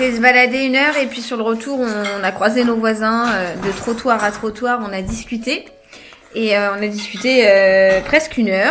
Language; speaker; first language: French; native; French